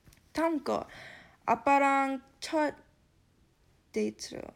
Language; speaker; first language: Korean; early bilingual, heritage; Korean